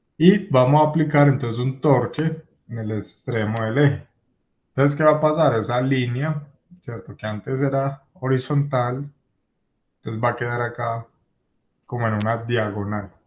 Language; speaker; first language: Spanish; native; Spanish